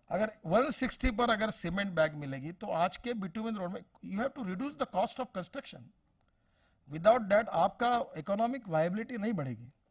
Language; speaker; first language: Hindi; non-native, local second language; Marathi